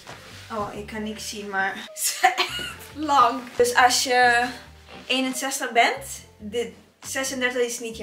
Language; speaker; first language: Dutch; non-native, learner; Italian